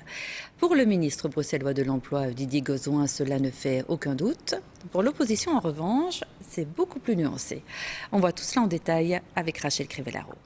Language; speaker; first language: French; native; French